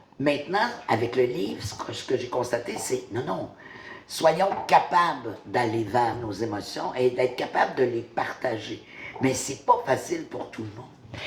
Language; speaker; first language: French; native; French